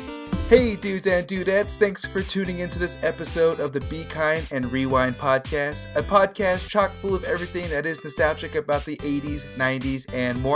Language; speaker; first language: English; native; English